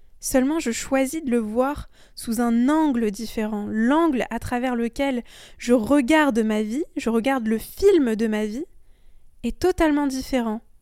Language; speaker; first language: French; early bilingual, other home language; Persian